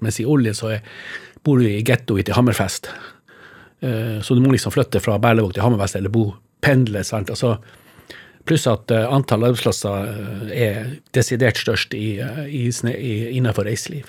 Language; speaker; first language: Norwegian; native; Norwegian